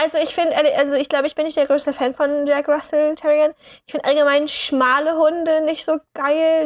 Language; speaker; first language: German; native; German